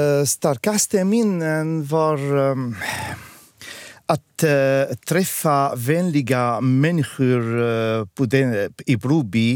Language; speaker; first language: Swedish; non-native, fluent; Arabic